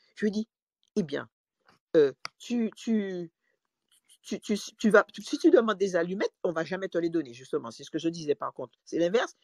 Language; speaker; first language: French; native; French